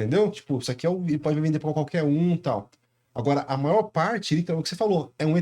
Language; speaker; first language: Portuguese; native; Portuguese